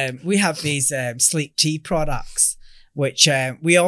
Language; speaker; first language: English; native; English